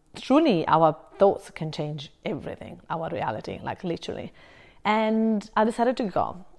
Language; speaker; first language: English; non-native, fluent; Italian